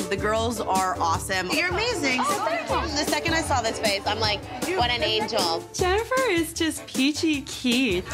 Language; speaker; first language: English; native; English